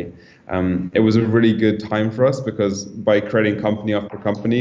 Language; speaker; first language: English; native; English